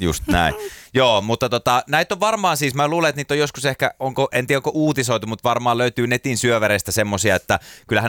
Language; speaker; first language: Finnish; native; Finnish